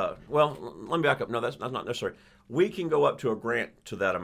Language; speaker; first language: English; native; English